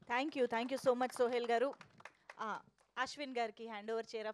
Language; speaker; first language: Telugu; native; Telugu